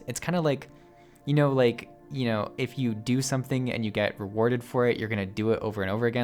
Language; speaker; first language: English; native; English